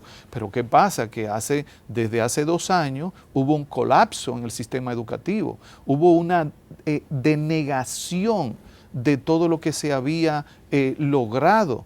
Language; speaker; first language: Spanish; native; Spanish